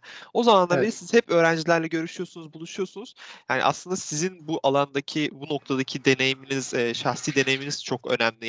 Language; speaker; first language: Turkish; native; Turkish